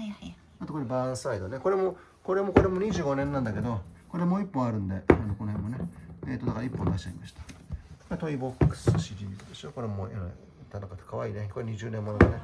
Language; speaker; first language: Japanese; native; Japanese